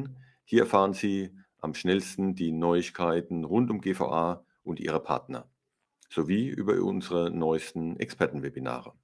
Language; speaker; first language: German; native; German